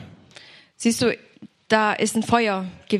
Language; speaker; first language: German; native; German